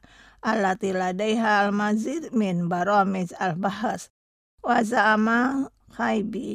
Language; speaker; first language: Arabic; non-native, fluent; Indonesian